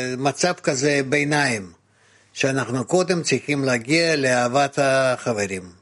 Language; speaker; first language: Hebrew; non-native, fluent; Russian